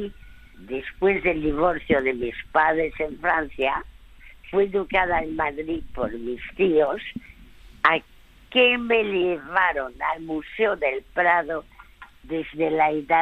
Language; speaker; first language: Spanish; early bilingual, other home language; French